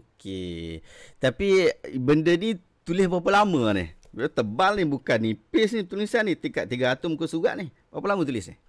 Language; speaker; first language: Malay; native; Malay